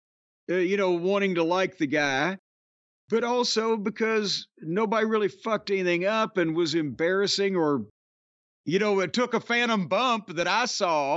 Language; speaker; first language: English; native; English